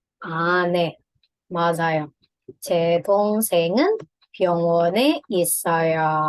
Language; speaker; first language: Korean; non-native, fluent; Indonesian